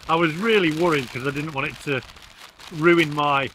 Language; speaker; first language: English; native; English